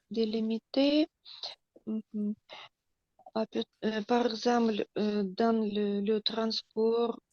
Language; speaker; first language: French; non-native, learner; Russian